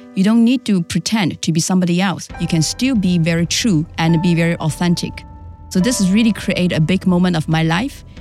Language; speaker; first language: English; non-native, fluent; Chinese